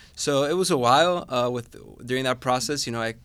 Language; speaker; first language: English; non-native, fluent; Spanish